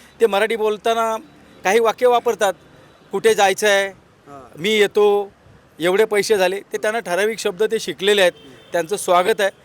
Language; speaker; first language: Marathi; native; Marathi